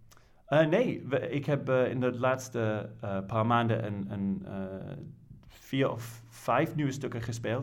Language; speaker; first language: Dutch; non-native, fluent; English